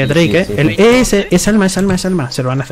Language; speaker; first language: Spanish; native; Spanish